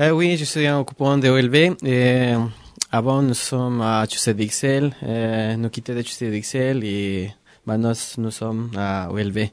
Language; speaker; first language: French; non-native, learner; Spanish